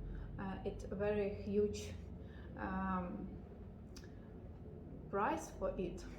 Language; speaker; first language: English; non-native, learner; Ukrainian